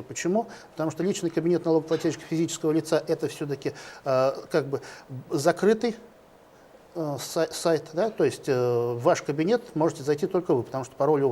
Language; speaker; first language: Russian; native; Russian